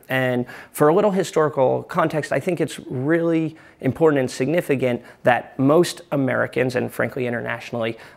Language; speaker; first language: English; native; English